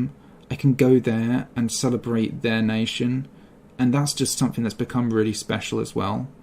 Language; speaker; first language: English; native; English